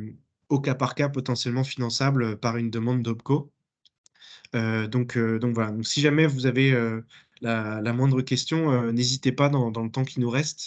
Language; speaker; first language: French; native; French